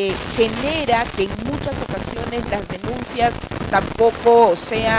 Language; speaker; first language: Spanish; native; Spanish